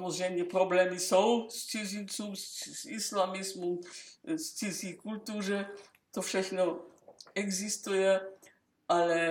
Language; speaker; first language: Czech; non-native, local second language; German